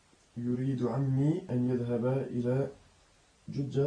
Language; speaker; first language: Arabic; non-native, learner; French